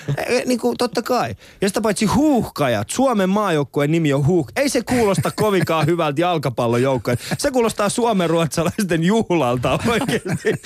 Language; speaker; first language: Finnish; early bilingual, other home language; Persian